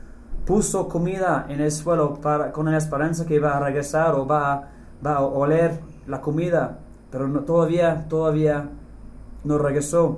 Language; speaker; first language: Spanish; non-native, fluent; English